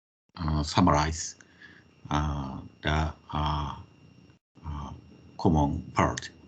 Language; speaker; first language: English; non-native, fluent; Japanese